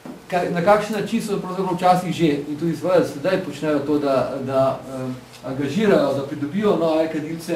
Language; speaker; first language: Slovenian; native; Slovenian